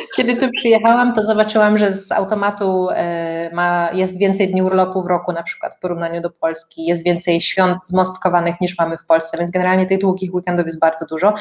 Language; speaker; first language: Polish; native; Polish